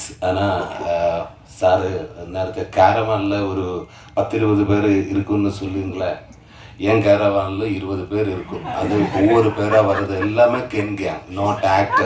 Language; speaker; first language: Tamil; non-native, learner; Malayalam